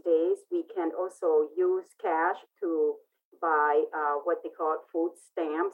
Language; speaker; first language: English; non-native, fluent; Lao